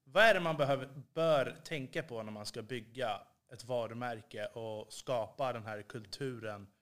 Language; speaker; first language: Swedish; native; Swedish